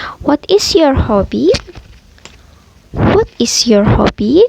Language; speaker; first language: English; non-native, fluent; Indonesian